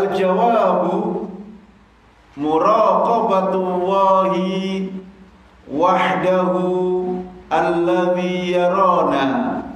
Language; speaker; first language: Arabic; non-native, fluent; Indonesian